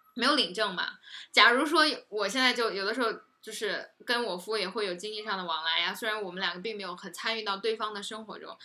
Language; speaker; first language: Chinese; native; Chinese